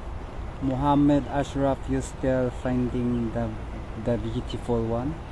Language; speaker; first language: English; non-native, learner; Filipino